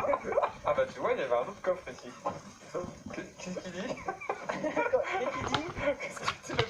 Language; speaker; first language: French; native; French